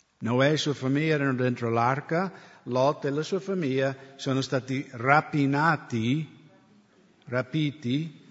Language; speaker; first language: Italian; non-native, fluent; English